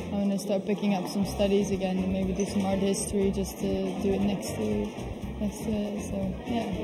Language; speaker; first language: English; non-native, fluent; Dutch